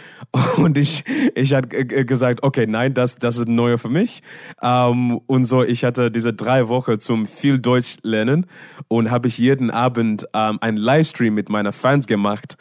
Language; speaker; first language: German; non-native, learner; English